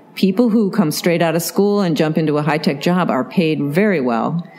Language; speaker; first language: English; native; English